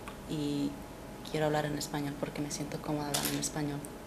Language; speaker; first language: Spanish; early bilingual, heritage; Spanish